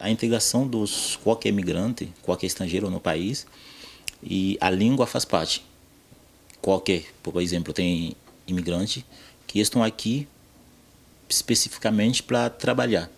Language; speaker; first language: Portuguese; non-native, fluent; Haitian Creole